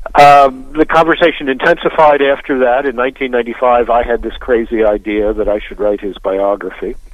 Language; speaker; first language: English; native; English